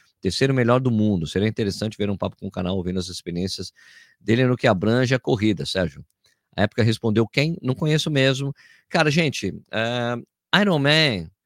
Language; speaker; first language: Portuguese; native; Portuguese